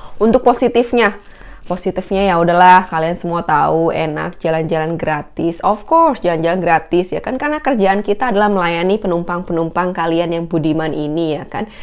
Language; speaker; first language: Indonesian; native; Indonesian